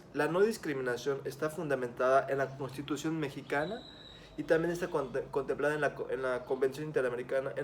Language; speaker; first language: Spanish; native; Spanish